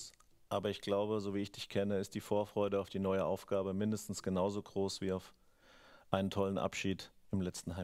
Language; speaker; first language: German; native; German